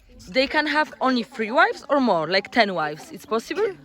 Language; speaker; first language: English; non-native, learner; Polish